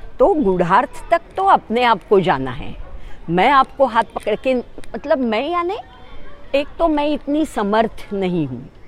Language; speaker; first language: Hindi; non-native, local second language; Marathi